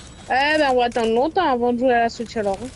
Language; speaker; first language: French; native; French